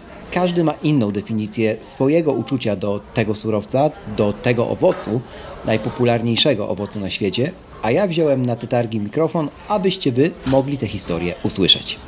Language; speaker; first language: Polish; native; Polish